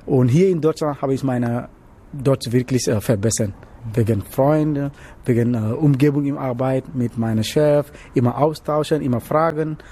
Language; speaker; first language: German; non-native, learner; Wolof